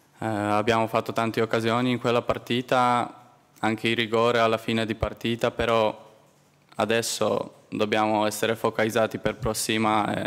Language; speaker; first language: Italian; non-native, learner; Polish